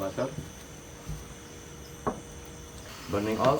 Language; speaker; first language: English; non-native, learner; Indonesian